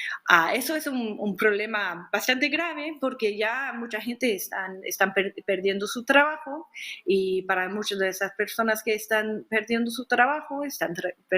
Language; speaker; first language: Spanish; non-native, fluent; English